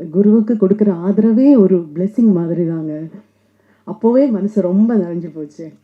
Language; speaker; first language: Tamil; non-native, local second language; Malayalam